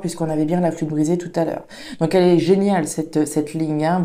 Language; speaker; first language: French; native; French